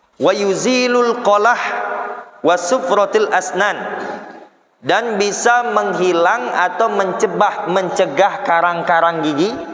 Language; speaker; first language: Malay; non-native, local second language; Banjar